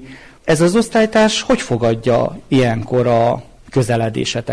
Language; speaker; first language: Hungarian; native; Hungarian